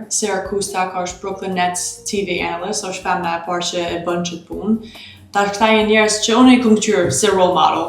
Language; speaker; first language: Albanian; early bilingual, heritage; Albanian